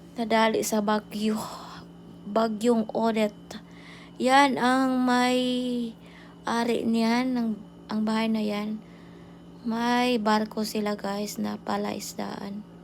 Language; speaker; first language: Filipino; non-native, local second language; Cebuano